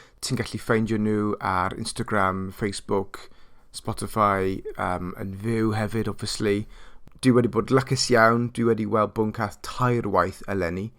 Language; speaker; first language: Welsh; non-native, local second language; English